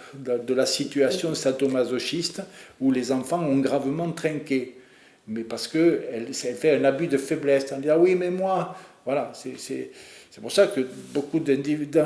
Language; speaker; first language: French; native; French